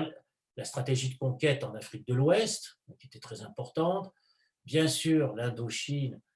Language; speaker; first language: French; native; French